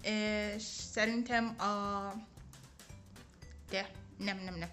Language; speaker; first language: Hungarian; non-native, learner; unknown